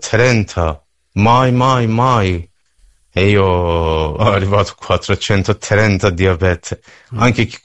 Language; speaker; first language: Italian; non-native, learner; Persian